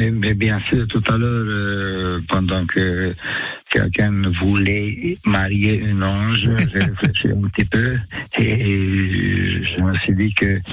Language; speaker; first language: French; non-native, fluent; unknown